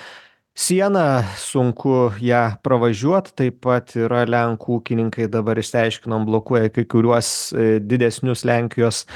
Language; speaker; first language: Lithuanian; native; Lithuanian